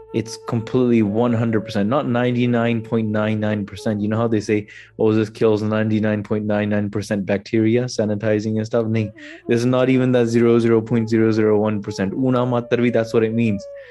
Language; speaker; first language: English; early bilingual, other home language; Punjabi